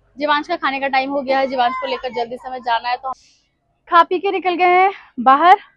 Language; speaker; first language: Hindi; non-native, local second language; Bangla